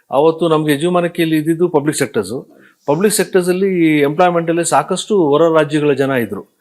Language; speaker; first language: Kannada; native; Kannada